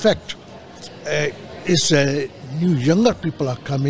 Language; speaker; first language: English; native; English